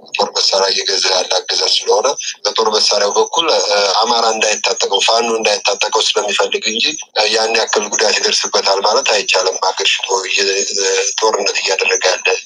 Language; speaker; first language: Amharic; native; Amharic